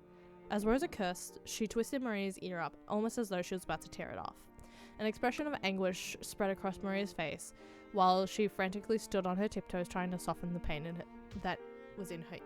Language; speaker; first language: English; native; English